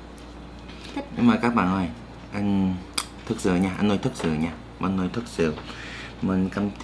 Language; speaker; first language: Vietnamese; non-native, learner; Korean